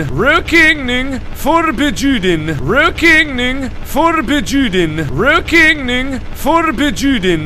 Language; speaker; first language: Swedish; non-native, learner; English